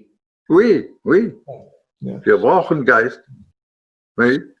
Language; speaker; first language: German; non-native, fluent; French